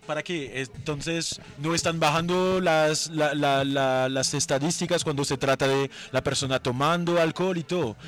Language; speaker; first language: Spanish; non-native, fluent; French